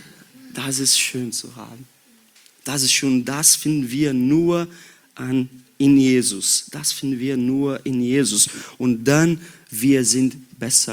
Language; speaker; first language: German; non-native, learner; Portuguese